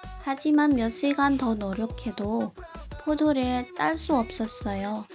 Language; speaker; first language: Korean; non-native, learner; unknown